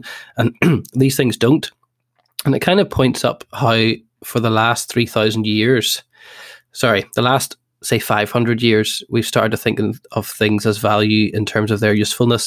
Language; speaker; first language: English; native; English